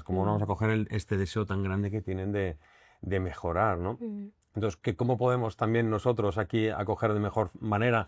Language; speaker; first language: Spanish; native; Spanish